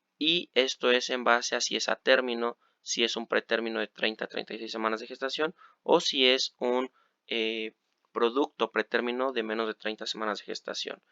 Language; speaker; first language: Spanish; native; Spanish